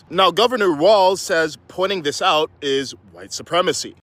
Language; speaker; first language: English; early bilingual, other home language; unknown